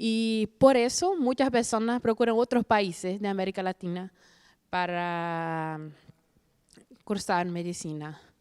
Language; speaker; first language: Spanish; non-native, fluent; Portuguese